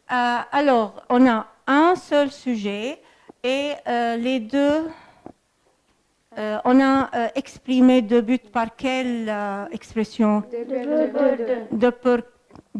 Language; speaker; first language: French; non-native, fluent; Arabic